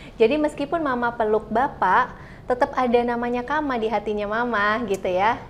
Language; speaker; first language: Indonesian; native; Indonesian